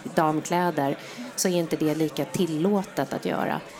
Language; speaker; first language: Swedish; native; Swedish